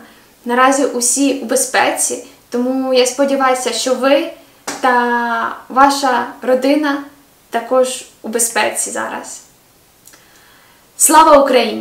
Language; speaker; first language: Ukrainian; native; Ukrainian